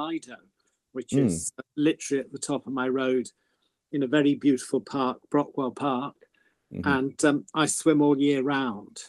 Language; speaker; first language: English; native; English